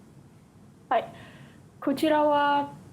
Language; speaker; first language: Japanese; non-native, learner; Malay